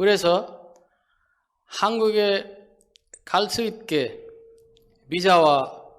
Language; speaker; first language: Korean; non-native, fluent; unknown